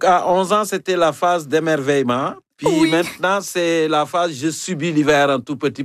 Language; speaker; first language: French; native; French